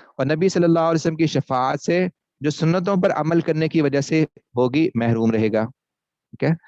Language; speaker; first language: Urdu; non-native, local second language; Punjabi